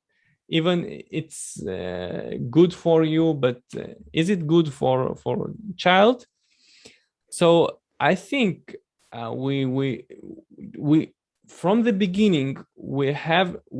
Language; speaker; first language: English; non-native, learner; Chechen